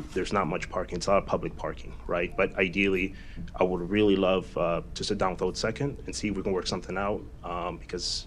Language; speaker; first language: English; native; English